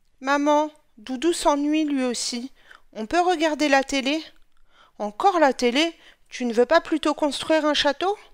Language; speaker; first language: French; native; French